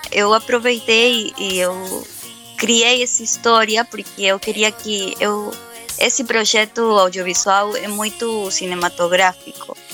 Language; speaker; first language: Portuguese; non-native, fluent; Spanish